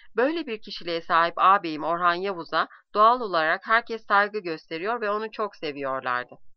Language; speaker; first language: Turkish; native; Turkish